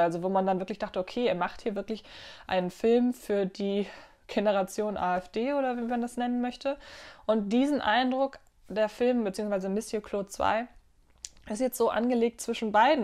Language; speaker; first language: German; native; German